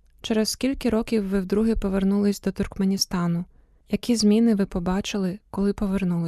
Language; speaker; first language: Ukrainian; native; Ukrainian